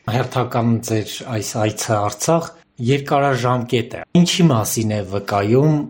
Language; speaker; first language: Armenian; native; Armenian